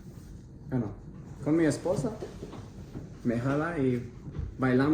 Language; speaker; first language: Spanish; non-native, fluent; English